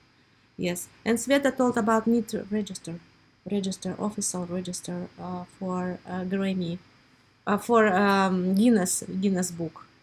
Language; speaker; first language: English; non-native, learner; Russian